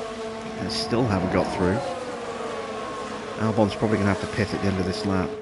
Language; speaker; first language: English; native; English